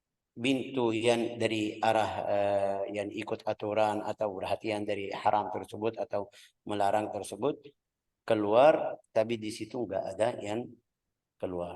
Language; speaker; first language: Indonesian; non-native, fluent; Arabic